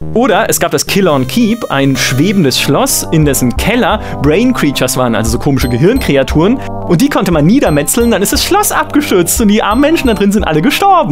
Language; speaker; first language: German; native; German